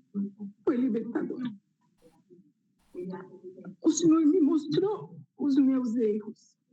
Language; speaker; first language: Portuguese; native; Portuguese